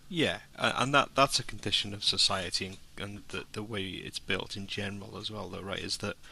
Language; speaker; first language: English; native; English